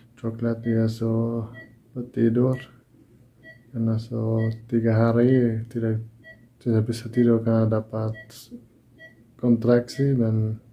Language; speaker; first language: Indonesian; non-native, fluent; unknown